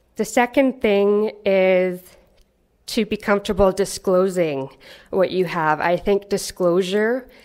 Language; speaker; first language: English; native; English